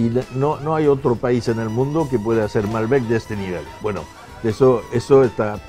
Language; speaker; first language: Spanish; non-native, fluent; French